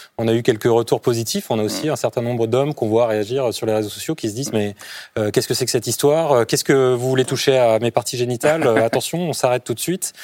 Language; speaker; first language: French; native; French